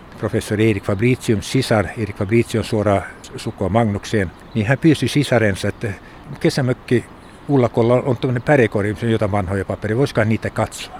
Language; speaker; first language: Finnish; native; Finnish